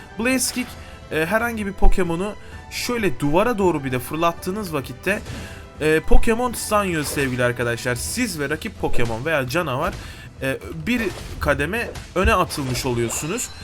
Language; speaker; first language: Turkish; native; Turkish